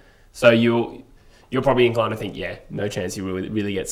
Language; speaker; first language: English; native; English